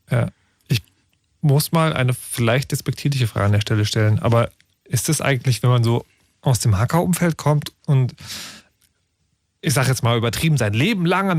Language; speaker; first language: German; native; German